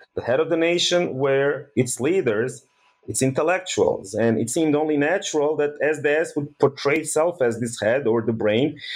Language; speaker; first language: English; early bilingual, other home language; Bosnian